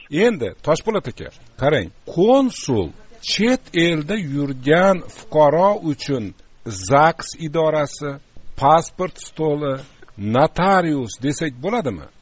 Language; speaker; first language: Uzbek; native; Uzbek